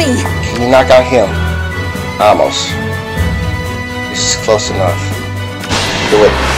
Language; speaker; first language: English; native; English